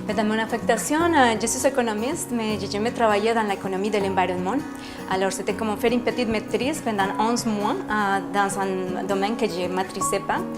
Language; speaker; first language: French; non-native, fluent; Spanish